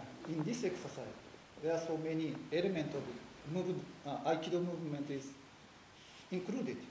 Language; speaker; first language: English; non-native, learner; Japanese